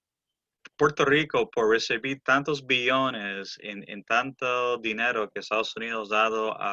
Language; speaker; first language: Spanish; early bilingual, heritage; Spanish